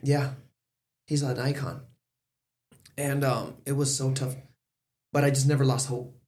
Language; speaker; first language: English; early bilingual, other home language; Spanish